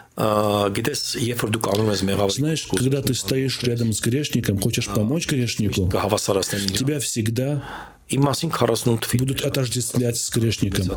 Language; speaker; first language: Russian; non-native, local second language; Armenian